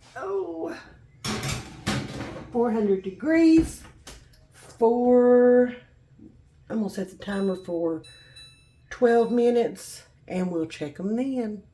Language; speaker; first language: English; native; English